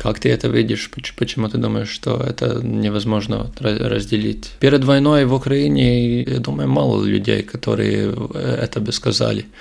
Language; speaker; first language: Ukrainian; non-native, learner; Russian